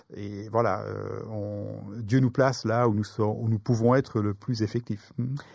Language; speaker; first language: French; native; French